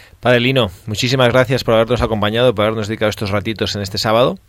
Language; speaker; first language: Spanish; native; Spanish